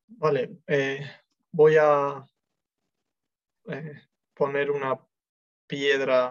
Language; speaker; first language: Spanish; non-native, learner; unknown